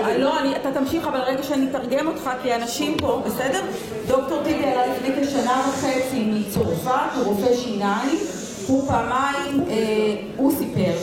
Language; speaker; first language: Hebrew; native; Hebrew